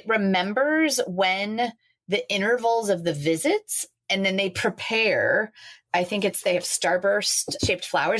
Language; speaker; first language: English; native; English